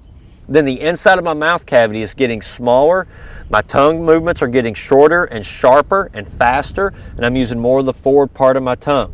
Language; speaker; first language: English; native; English